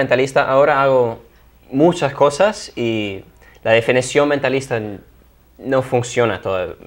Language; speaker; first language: Spanish; non-native, fluent; English